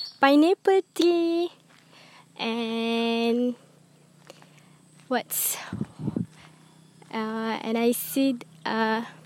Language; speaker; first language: English; non-native, learner; Malay